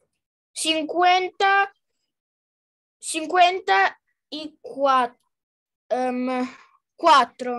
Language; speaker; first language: Spanish; non-native, learner; Ukrainian